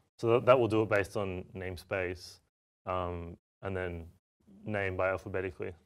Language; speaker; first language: English; native; English